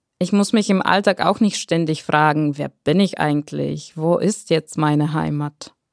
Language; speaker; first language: German; non-native, fluent; Bulgarian